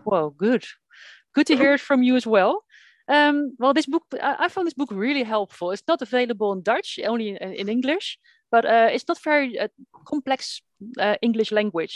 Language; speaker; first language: English; non-native, fluent; Dutch